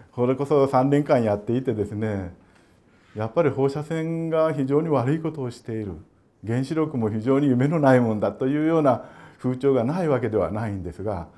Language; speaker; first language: Japanese; native; Japanese